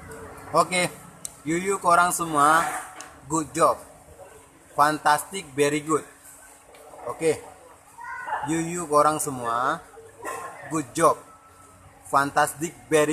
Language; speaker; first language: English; non-native, learner; Achinese